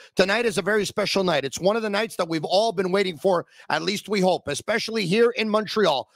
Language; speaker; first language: English; native; English